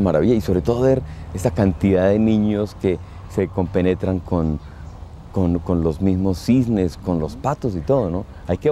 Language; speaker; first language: Spanish; native; Spanish